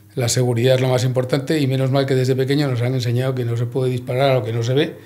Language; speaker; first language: Spanish; native; Spanish